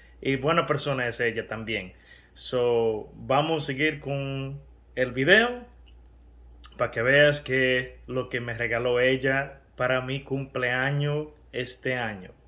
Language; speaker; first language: Spanish; early bilingual, heritage; Spanish